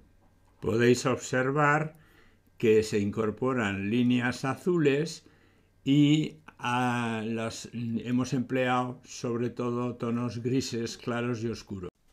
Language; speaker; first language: Spanish; native; Spanish